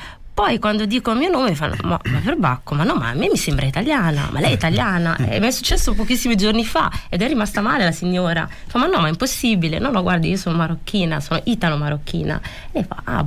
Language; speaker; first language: Italian; early bilingual, other home language; Arabic